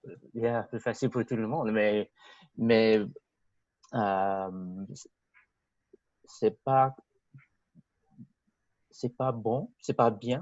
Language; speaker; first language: French; non-native, fluent; English